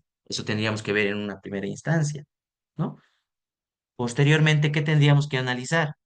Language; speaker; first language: Spanish; native; Spanish